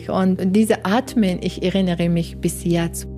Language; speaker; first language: German; non-native, learner; Persian